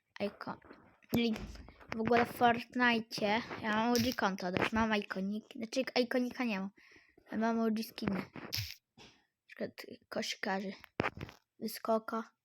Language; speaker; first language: Polish; native; Polish